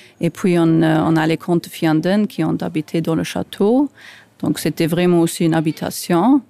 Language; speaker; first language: French; non-native, local second language; Luxembourgish